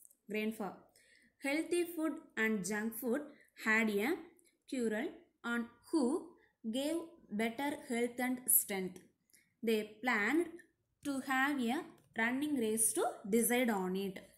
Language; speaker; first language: English; non-native, local second language; Tamil